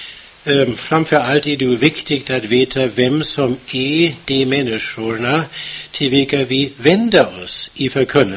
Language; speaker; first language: Swedish; non-native, fluent; German